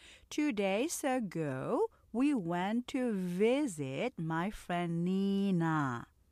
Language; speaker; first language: English; non-native, fluent; Korean